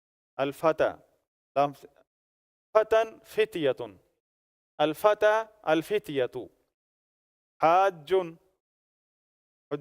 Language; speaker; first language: Arabic; non-native, fluent; Urdu